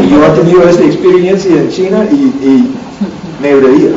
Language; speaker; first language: Spanish; non-native, learner; English